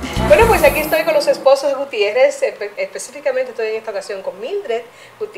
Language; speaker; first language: Spanish; native; Spanish